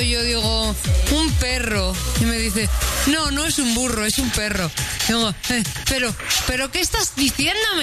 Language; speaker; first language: Spanish; native; Spanish